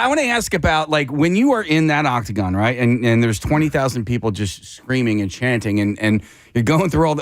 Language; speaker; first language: English; native; English